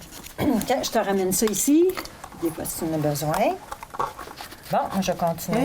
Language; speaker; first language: French; native; French